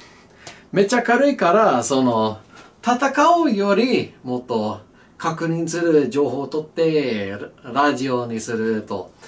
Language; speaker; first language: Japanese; non-native, learner; English